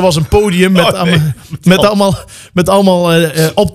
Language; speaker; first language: Dutch; native; Dutch